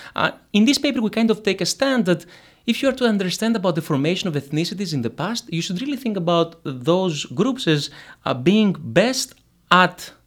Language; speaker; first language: English; non-native, fluent; Greek